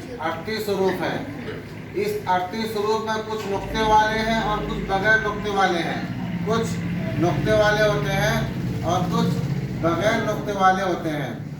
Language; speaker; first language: Hindi; non-native, local second language; Urdu